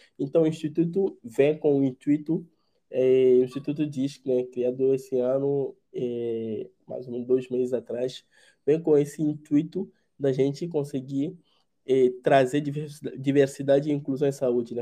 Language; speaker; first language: Portuguese; non-native, fluent; Ewe